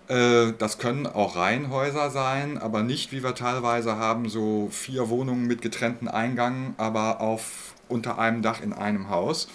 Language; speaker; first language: German; native; German